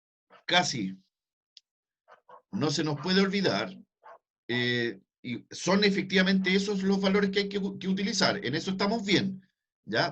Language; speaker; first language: Spanish; native; Spanish